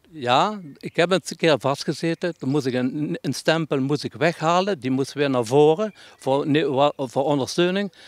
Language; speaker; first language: Dutch; native; Dutch